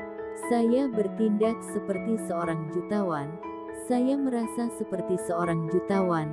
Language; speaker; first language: Indonesian; native; Indonesian